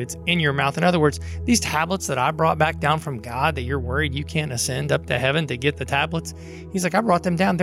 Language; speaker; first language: English; native; English